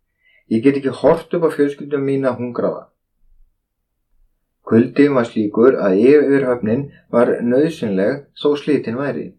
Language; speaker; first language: Icelandic; native; Icelandic